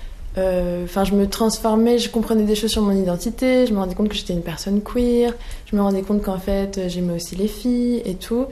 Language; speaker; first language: French; native; French